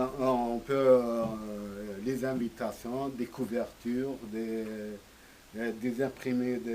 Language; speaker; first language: French; non-native, local second language; Arabic